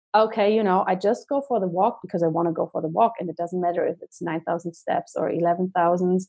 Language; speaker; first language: English; non-native, fluent; German